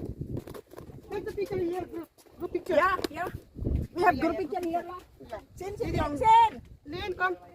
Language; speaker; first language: English; non-native, learner; Filipino